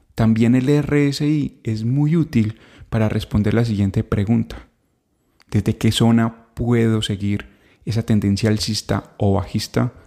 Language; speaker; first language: Spanish; native; Spanish